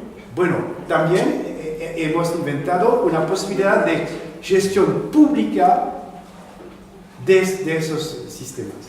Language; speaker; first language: Spanish; non-native, fluent; French